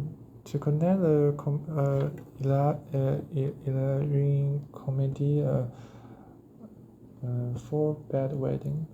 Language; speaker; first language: French; non-native, learner; Chinese